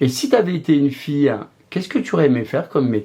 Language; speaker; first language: French; native; French